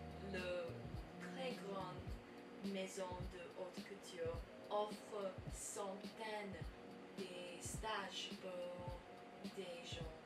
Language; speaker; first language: French; non-native, learner; English